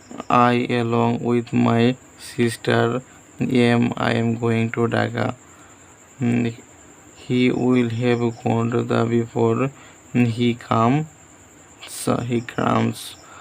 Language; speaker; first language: English; non-native, local second language; Bangla